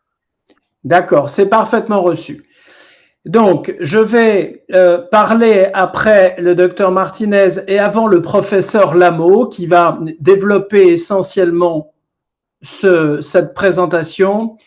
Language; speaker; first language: French; native; French